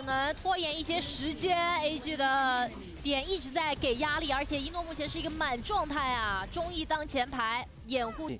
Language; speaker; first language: Chinese; native; Chinese